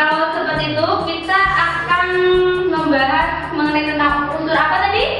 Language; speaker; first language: Indonesian; native; Indonesian